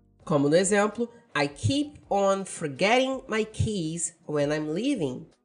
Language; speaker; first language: English; non-native, fluent; Portuguese